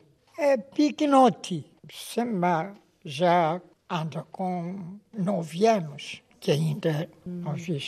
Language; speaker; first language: Portuguese; non-native, local second language; Kabuverdianu